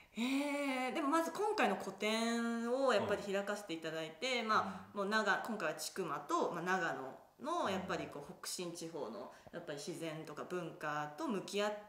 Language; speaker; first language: Japanese; native; Japanese